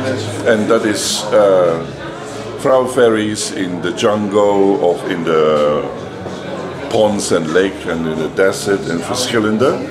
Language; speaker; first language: Dutch; non-native, learner; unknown